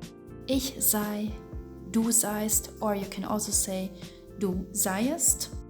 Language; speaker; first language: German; non-native, fluent; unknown